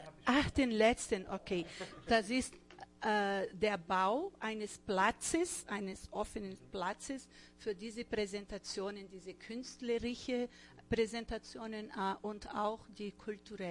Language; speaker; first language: German; non-native, fluent; Portuguese